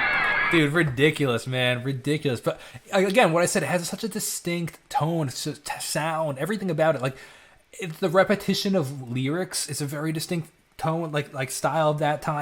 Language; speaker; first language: English; native; English